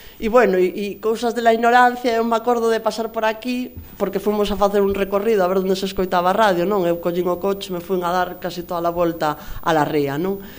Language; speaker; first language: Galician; non-native, local second language; Spanish